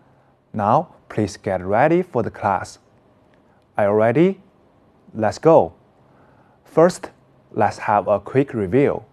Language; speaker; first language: English; non-native, fluent; Chinese